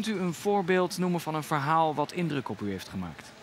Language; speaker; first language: Dutch; native; Dutch